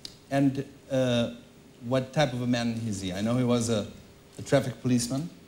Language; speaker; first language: English; non-native, fluent; Portuguese